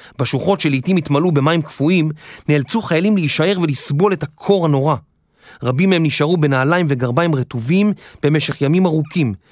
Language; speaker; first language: Hebrew; native; Hebrew